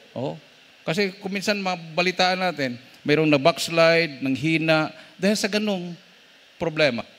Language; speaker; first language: Filipino; non-native, local second language; Cebuano